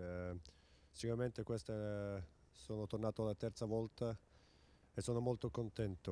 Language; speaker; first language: Italian; non-native, fluent; Serbian